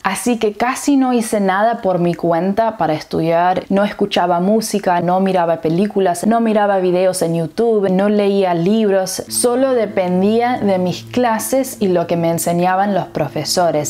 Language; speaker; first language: Spanish; early bilingual, heritage; English